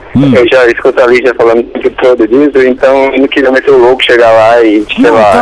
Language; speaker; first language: Portuguese; native; Portuguese